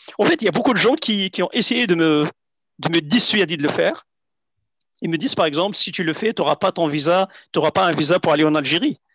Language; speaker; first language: French; non-native, local second language; Central Atlas Tamazight